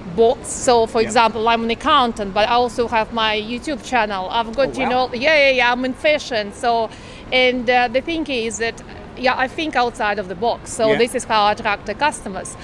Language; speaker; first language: English; non-native, fluent; Russian